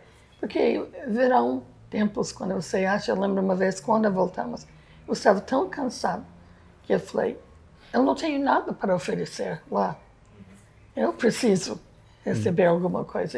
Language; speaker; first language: Portuguese; non-native, fluent; English